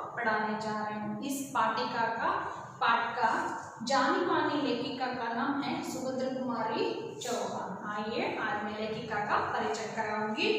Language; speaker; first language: Hindi; non-native, local second language; Kannada